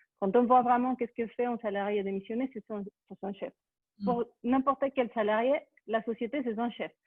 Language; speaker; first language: French; non-native, fluent; Spanish